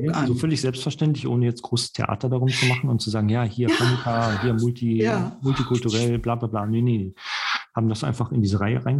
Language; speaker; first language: German; native; German